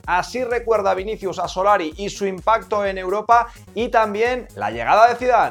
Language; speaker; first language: Spanish; native; Spanish